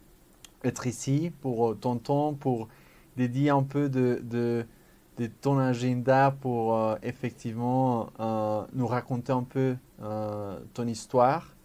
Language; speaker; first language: French; non-native, fluent; Spanish